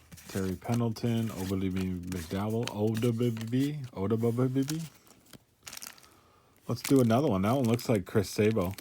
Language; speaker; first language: English; native; English